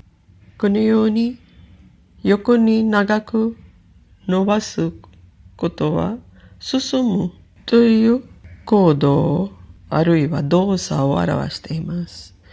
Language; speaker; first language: Japanese; non-native, fluent; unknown